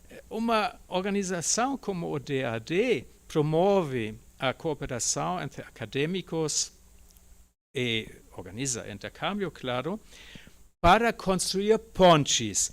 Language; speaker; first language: Portuguese; non-native, fluent; German